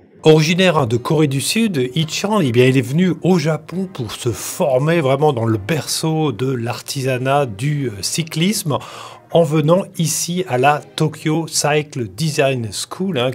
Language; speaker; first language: French; native; French